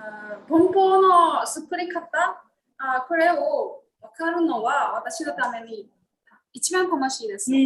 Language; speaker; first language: Japanese; non-native, learner; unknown